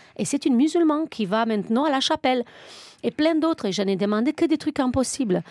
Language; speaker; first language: French; non-native, fluent; Romanian